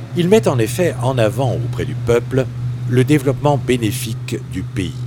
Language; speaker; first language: French; native; French